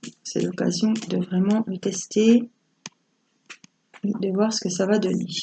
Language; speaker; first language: French; native; French